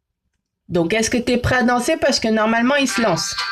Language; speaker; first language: French; native; French